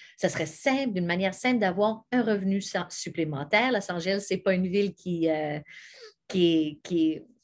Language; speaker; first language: French; native; French